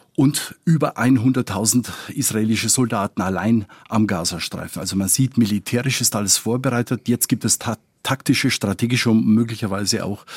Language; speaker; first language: German; non-native, fluent; Spanish